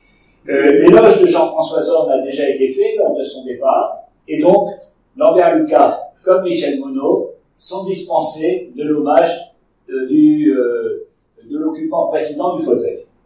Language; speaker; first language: French; native; French